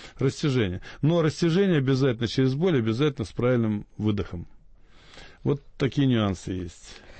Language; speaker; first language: Russian; native; Russian